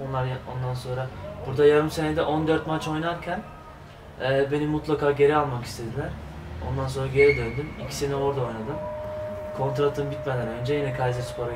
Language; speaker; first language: Turkish; early bilingual, heritage; Turkish